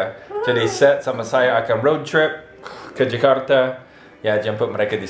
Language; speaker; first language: Indonesian; non-native, fluent; English